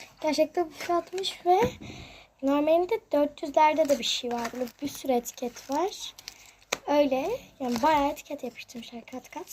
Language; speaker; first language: Turkish; native; Turkish